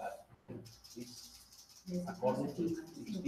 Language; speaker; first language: English; non-native, learner; Spanish